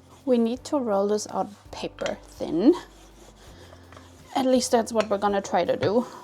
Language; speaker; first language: English; non-native, fluent; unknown